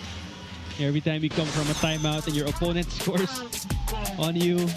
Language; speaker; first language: English; non-native, local second language; Filipino